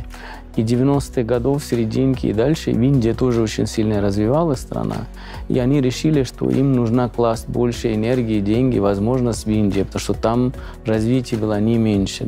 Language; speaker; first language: Russian; non-native, fluent; Punjabi